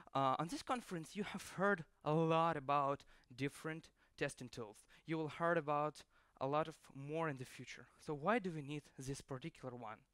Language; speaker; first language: English; non-native, fluent; Ukrainian